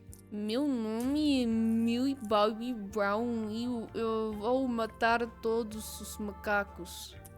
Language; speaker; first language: Portuguese; non-native, learner; English